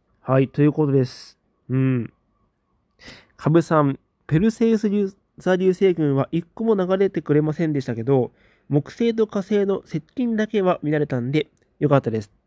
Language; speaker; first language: Japanese; native; Japanese